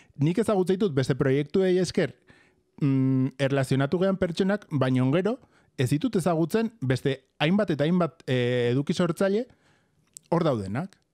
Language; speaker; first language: Basque; non-native, local second language; Spanish